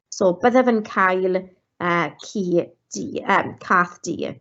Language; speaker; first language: Welsh; non-native, local second language; English